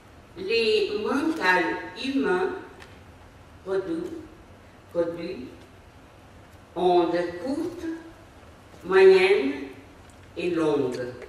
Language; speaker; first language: French; non-native, fluent; Portuguese